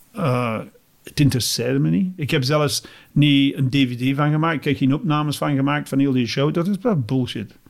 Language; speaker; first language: Dutch; non-native, fluent; English